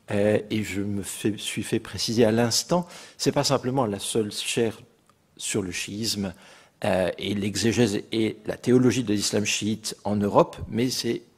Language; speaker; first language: French; native; French